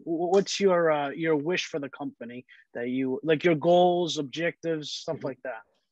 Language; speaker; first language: English; early bilingual, other home language; Portuguese